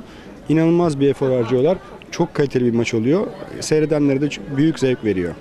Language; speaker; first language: Turkish; native; Turkish